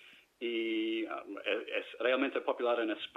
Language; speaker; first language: Spanish; non-native, fluent; English